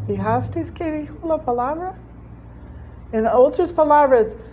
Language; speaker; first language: Spanish; non-native, learner; English